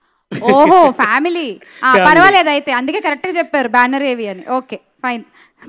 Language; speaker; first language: Telugu; native; Telugu